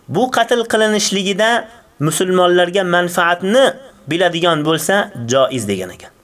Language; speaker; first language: Uzbek; native; Uzbek